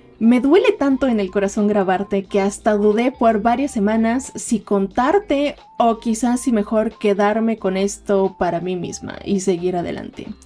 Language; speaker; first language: Spanish; native; Spanish